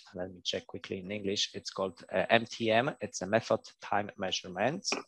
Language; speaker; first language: English; non-native, fluent; Polish